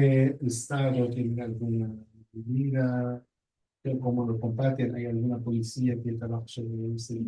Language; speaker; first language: Spanish; non-native, fluent; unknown